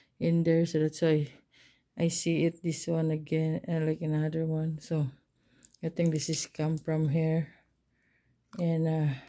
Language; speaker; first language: English; non-native, learner; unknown